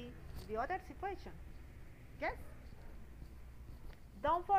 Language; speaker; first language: English; non-native, learner; Spanish